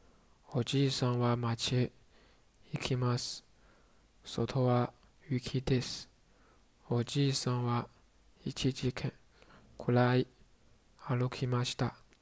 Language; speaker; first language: Japanese; non-native, learner; Chinese